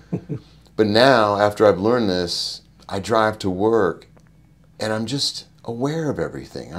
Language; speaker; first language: English; native; English